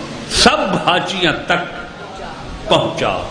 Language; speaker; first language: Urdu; non-native, local second language; Punjabi